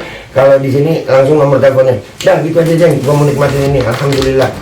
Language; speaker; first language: Indonesian; native; Indonesian